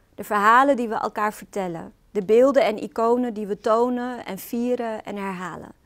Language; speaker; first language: Dutch; early bilingual, other home language; Arabic